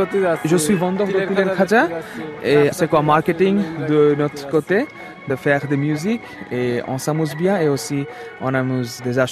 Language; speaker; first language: French; non-native, fluent; Bangla